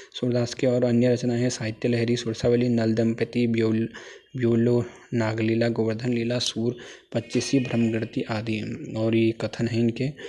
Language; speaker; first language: Hindi; native; Hindi